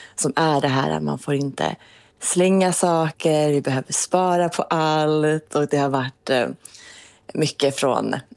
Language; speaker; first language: Swedish; native; Swedish